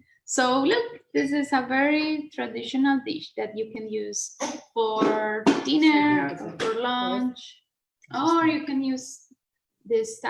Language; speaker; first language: English; non-native, learner; Spanish